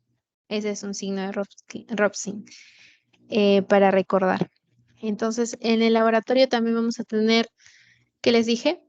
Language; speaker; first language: Spanish; native; Spanish